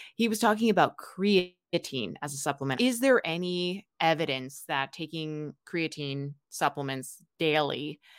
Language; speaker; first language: English; native; English